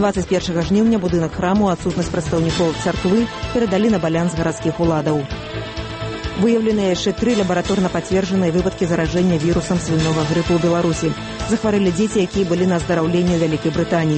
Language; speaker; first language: Belarusian; native; Belarusian